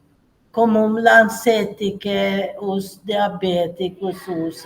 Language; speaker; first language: Portuguese; non-native, fluent; Swedish